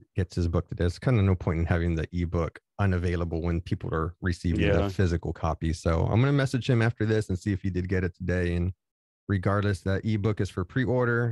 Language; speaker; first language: English; native; English